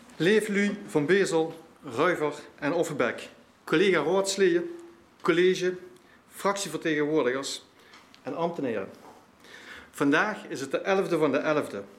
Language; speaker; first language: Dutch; native; Dutch